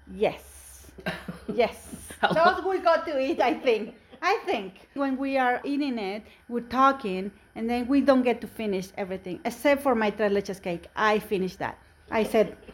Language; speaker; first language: English; non-native, fluent; Spanish